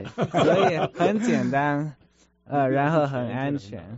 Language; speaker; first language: Chinese; early bilingual, heritage; Chinese